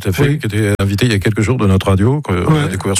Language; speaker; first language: French; native; French